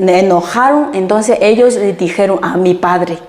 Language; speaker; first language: Spanish; non-native, fluent; Chinese